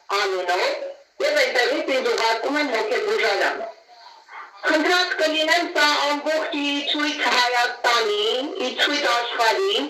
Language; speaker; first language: Armenian; native; Armenian